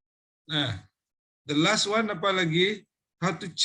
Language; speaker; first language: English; non-native, fluent; Indonesian